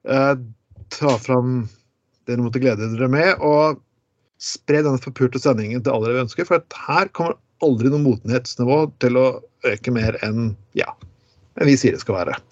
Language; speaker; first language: Norwegian; native; Norwegian